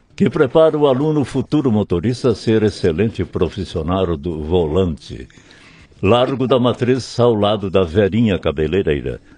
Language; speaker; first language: Portuguese; native; Portuguese